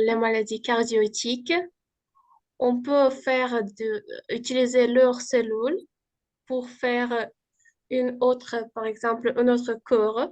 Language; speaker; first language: French; non-native, fluent; Uzbek